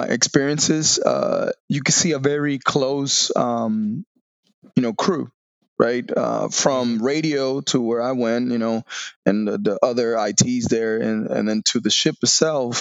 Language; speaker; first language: English; non-native, fluent; Spanish